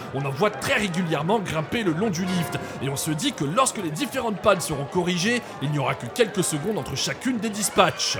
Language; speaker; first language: French; native; French